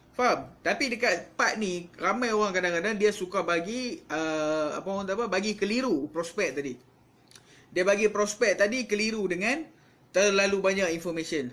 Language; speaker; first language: Malay; native; Malay